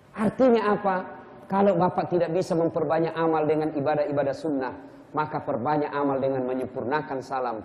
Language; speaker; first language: Indonesian; non-native, local second language; Buginese